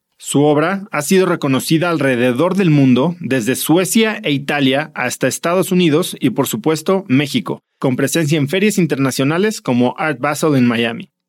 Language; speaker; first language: Spanish; native; Spanish